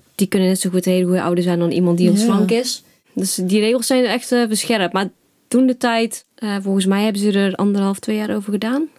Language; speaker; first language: Dutch; native; Dutch